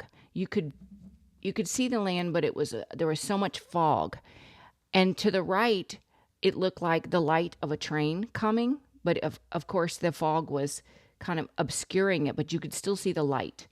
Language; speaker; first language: English; native; English